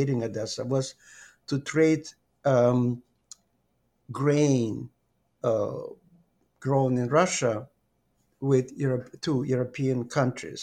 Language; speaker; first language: English; non-native, fluent; Ukrainian